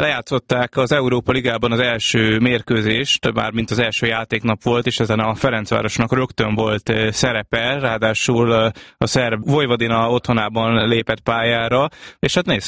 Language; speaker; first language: Hungarian; native; Hungarian